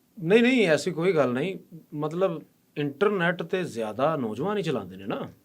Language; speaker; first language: Punjabi; native; Punjabi